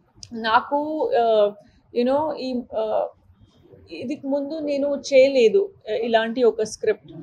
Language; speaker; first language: Telugu; non-native, local second language; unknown